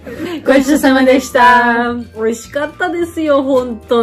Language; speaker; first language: Japanese; non-native, fluent; Georgian